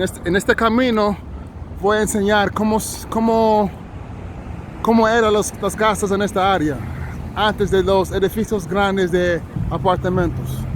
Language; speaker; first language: Spanish; non-native, learner; English